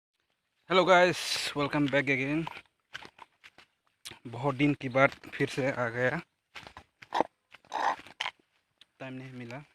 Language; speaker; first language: Hindi; non-native, local second language; Kok Borok